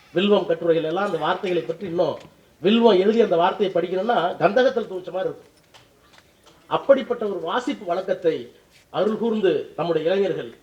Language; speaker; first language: Tamil; native; Tamil